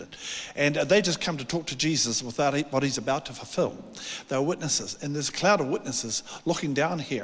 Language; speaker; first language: English; native; English